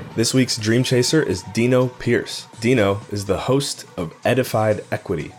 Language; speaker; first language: English; native; English